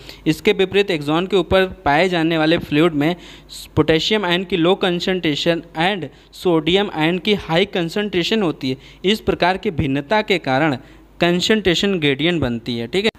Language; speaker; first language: Hindi; native; Hindi